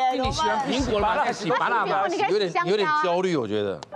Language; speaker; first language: Chinese; native; Chinese